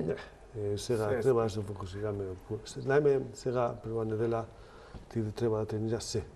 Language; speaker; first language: Macedonian; non-native, learner; Spanish